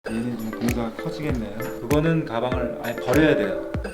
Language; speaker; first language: Korean; native; Korean